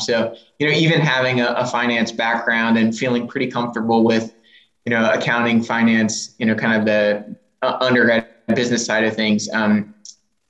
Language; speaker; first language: English; native; English